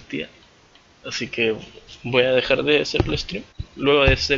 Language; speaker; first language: Spanish; native; Spanish